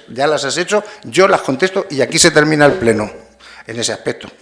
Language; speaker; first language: Spanish; native; Spanish